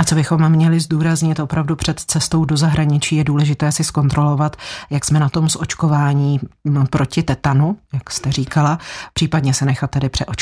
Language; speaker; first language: Czech; native; Czech